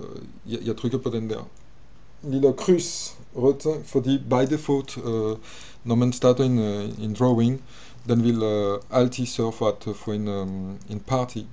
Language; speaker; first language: Danish; non-native, fluent; French